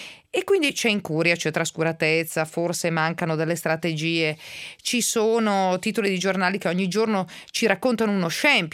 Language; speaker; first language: Italian; native; Italian